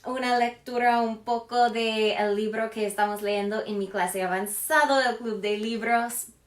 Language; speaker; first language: Spanish; non-native, fluent; English